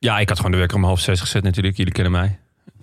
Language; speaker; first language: Dutch; native; Dutch